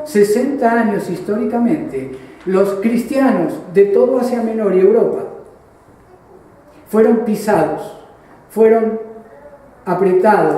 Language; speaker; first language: Spanish; native; Spanish